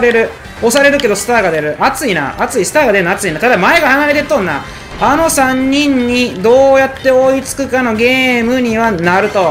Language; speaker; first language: Japanese; native; Japanese